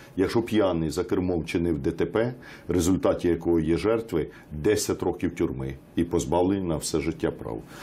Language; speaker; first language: Ukrainian; native; Ukrainian